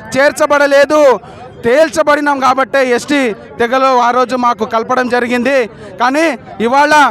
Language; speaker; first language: Telugu; non-native, local second language; Lambadi